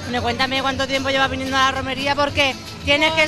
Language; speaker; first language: Spanish; native; Spanish